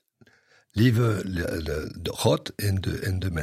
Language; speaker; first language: Dutch; non-native, learner; French